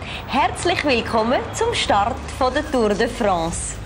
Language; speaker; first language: German; native; German